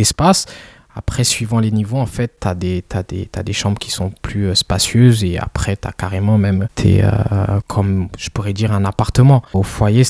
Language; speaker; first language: French; early bilingual, other home language; Kinyarwanda